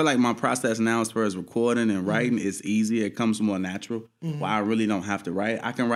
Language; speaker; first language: English; native; English